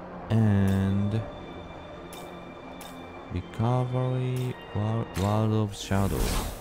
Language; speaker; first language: English; non-native, learner; Japanese